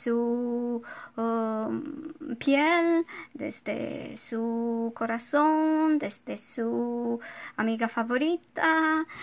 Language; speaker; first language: Spanish; non-native, fluent; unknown